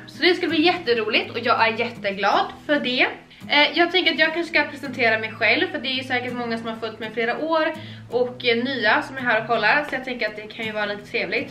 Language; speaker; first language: Swedish; native; Swedish